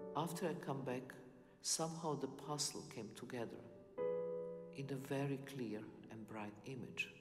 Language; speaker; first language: English; non-native, fluent; Serbian